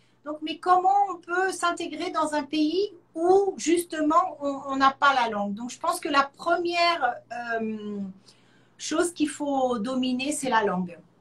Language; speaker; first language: French; native; French